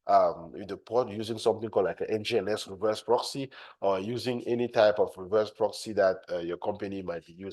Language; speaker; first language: English; non-native, fluent; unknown